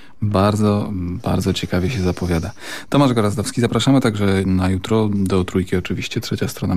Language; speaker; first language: Polish; native; Polish